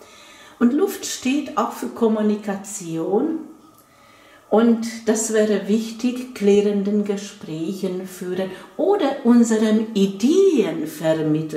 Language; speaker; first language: German; non-native, fluent; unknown